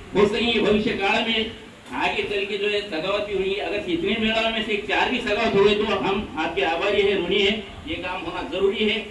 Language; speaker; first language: Hindi; non-native, local second language; Marathi